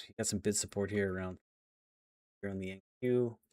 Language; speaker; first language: English; native; English